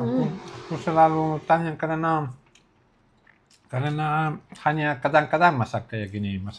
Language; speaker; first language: Indonesian; non-native, learner; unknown